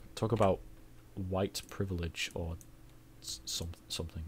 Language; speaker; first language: English; native; English